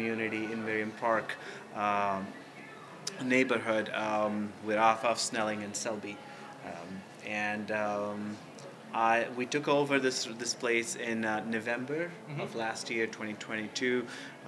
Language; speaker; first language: English; non-native, local second language; Hindi